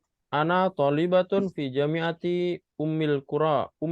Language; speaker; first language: Arabic; non-native, fluent; Indonesian